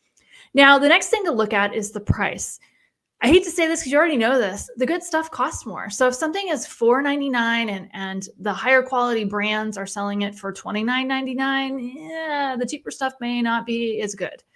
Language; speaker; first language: English; native; English